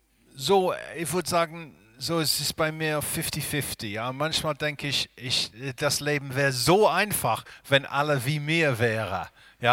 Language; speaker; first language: German; non-native, fluent; English